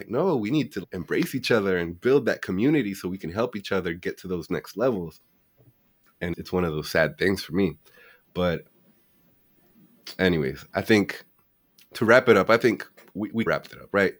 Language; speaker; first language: English; native; English